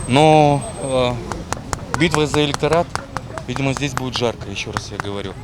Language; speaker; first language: Russian; native; Russian